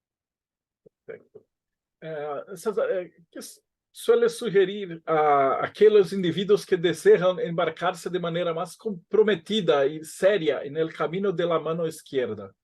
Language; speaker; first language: Spanish; non-native, fluent; Portuguese